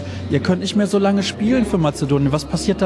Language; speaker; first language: German; native; German